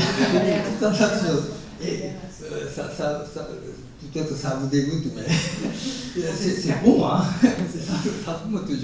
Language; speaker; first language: French; non-native, fluent; Japanese